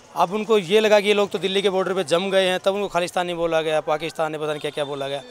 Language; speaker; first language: Hindi; native; Hindi